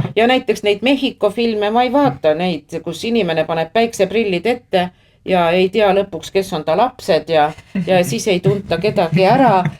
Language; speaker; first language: Estonian; native; Estonian